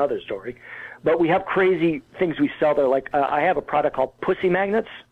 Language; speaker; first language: English; native; English